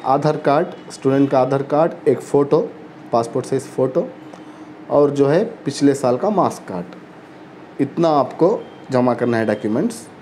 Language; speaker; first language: Hindi; non-native, local second language; Urdu